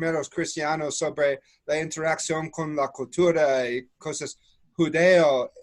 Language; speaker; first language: Spanish; non-native, fluent; English